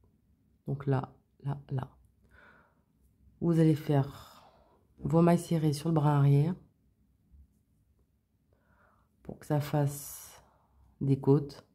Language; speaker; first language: French; native; French